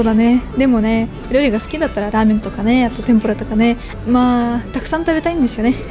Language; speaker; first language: Japanese; non-native, fluent; Russian